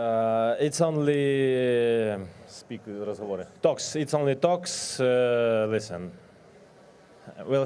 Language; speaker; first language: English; non-native, learner; Ukrainian